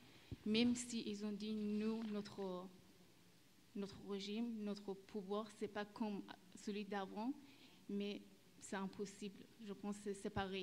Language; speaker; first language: French; early bilingual, other home language; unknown